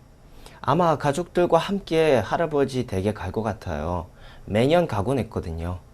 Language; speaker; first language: Korean; non-native, fluent; Russian